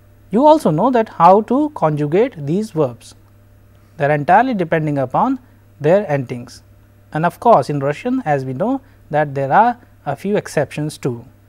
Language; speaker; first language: English; non-native, local second language; Hindi